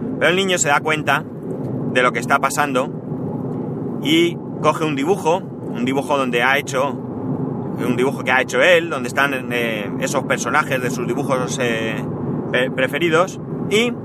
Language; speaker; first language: Spanish; native; Spanish